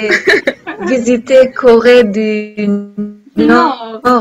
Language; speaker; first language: French; non-native, learner; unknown